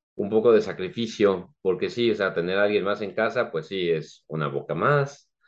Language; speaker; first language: Spanish; native; Spanish